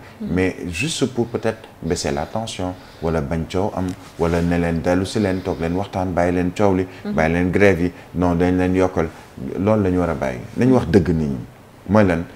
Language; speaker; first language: Wolof; native; Wolof